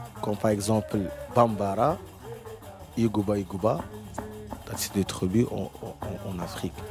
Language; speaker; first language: French; non-native, learner; Arabic